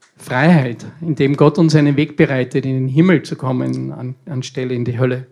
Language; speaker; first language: German; native; German